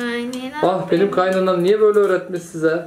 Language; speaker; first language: Turkish; native; Turkish